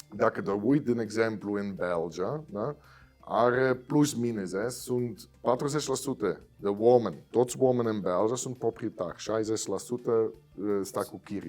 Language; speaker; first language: Romanian; non-native, fluent; Dutch